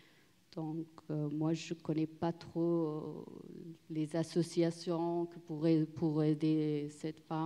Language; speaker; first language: French; non-native, learner; Persian